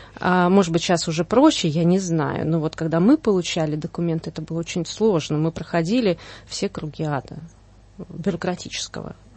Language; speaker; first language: Russian; native; Russian